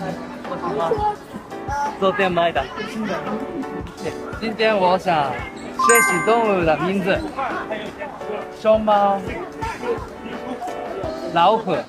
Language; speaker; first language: Chinese; non-native, learner; Japanese